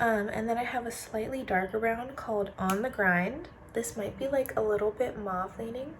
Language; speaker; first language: English; native; English